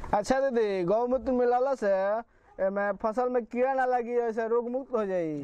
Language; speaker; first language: Bhojpuri; native; Bhojpuri